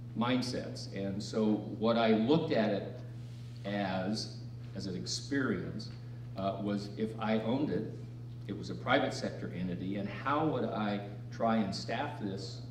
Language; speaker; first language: English; native; English